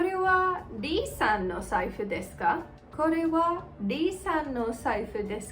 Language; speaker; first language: Japanese; non-native, fluent; English